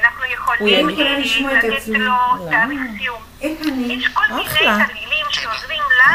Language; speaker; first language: Hebrew; non-native, fluent; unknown